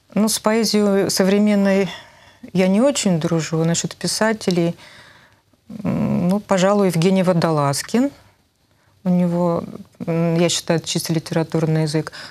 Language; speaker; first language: Russian; native; Russian